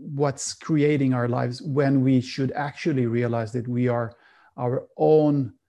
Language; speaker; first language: English; non-native, fluent; Swedish